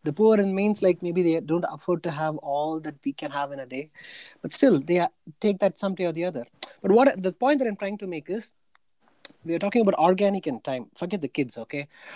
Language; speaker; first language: English; non-native, local second language; Tamil